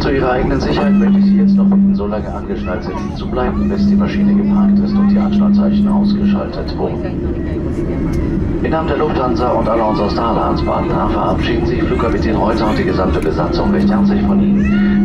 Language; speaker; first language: German; native; German